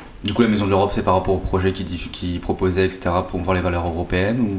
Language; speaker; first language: French; native; French